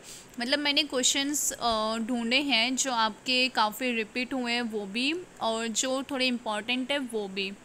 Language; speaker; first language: Hindi; native; Hindi